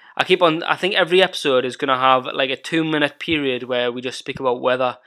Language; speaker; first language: English; native; English